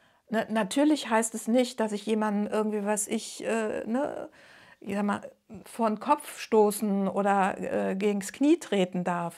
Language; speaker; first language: German; native; German